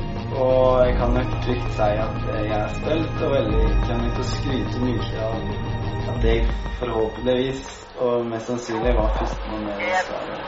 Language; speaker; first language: Norwegian; native; Norwegian